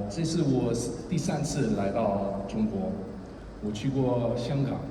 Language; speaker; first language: Chinese; early bilingual, heritage; Chinese